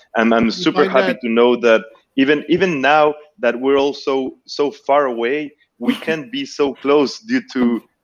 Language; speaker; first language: English; non-native, fluent; Spanish